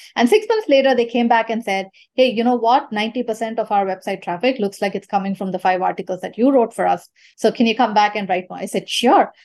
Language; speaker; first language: English; non-native, local second language; Tamil